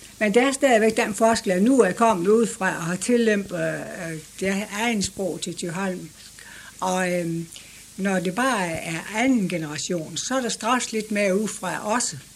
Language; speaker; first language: Danish; native; Danish